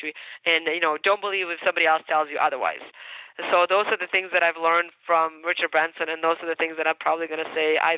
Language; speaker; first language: English; non-native, fluent; Ukrainian